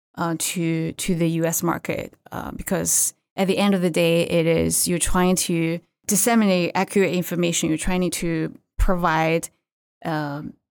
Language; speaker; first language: English; non-native, fluent; Chinese